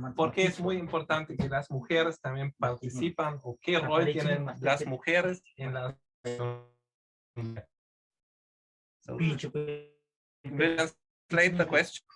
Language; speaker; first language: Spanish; non-native, fluent; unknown